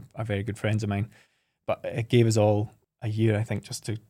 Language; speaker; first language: English; native; English